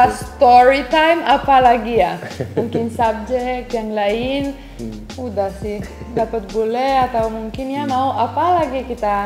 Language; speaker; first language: Indonesian; non-native, fluent; Romanian